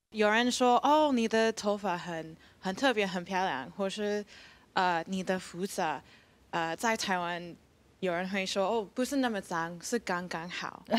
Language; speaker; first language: Chinese; early bilingual, heritage; English